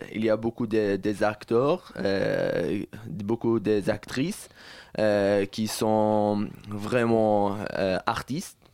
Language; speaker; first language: French; non-native, learner; Persian